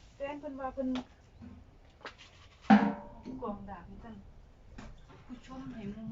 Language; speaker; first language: German; non-native, learner; Thai